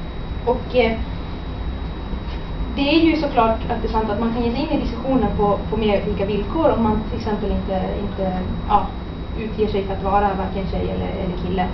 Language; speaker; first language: Swedish; native; Swedish